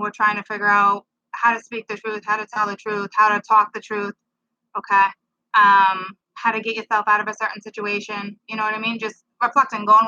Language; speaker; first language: English; native; English